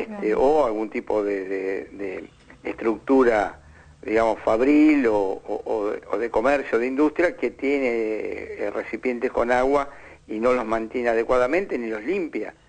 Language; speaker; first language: Spanish; native; Spanish